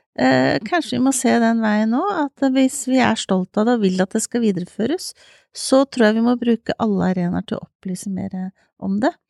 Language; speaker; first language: Norwegian; native; Norwegian